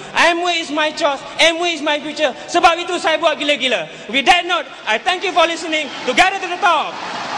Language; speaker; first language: English; non-native, local second language; Malay